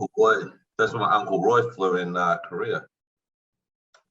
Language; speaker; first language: English; native; English